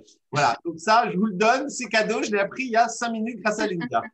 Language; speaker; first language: French; native; French